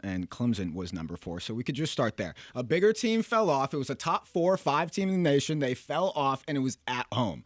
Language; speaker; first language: English; native; English